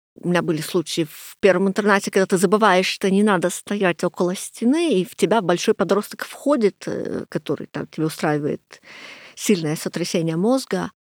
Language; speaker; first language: Russian; non-native, fluent; English